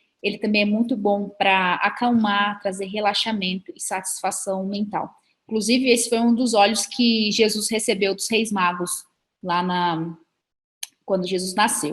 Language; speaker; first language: Portuguese; native; Portuguese